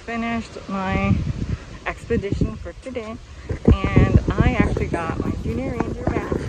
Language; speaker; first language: English; native; English